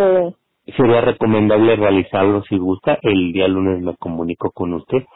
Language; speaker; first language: Spanish; native; Spanish